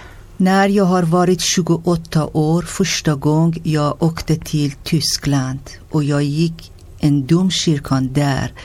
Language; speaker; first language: Swedish; non-native, learner; Persian